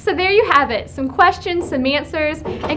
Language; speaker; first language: English; native; English